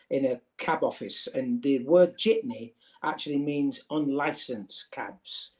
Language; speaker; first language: English; native; English